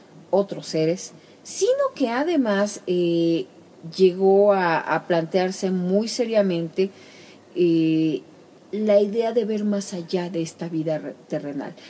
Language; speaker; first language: Spanish; native; Spanish